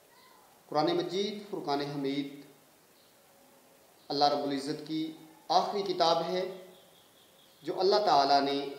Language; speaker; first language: Urdu; native; Urdu